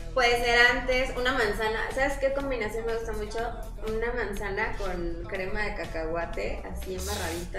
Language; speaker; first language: Spanish; native; Spanish